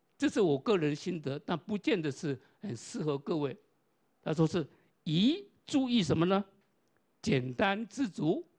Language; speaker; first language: Chinese; non-native, local second language; Hakka Chinese